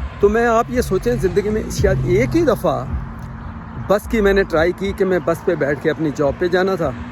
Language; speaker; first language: Urdu; native; Urdu